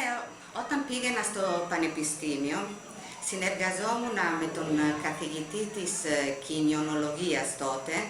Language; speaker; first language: Greek; non-native, fluent; Italian